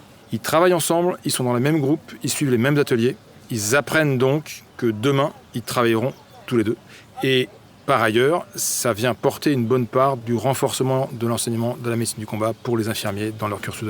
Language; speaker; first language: French; native; French